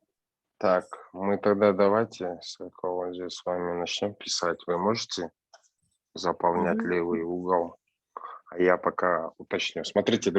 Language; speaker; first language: Russian; non-native, local second language; Kyrgyz